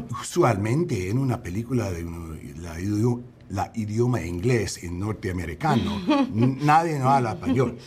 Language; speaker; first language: Spanish; non-native, learner; English